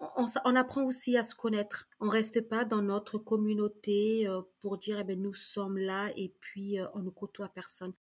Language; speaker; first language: French; early bilingual, other home language; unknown